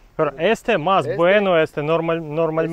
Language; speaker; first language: Spanish; non-native, learner; Russian